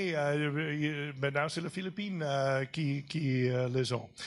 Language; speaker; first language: French; non-native, fluent; English